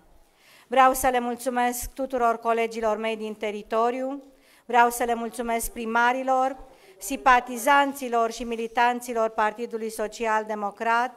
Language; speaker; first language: Romanian; native; Romanian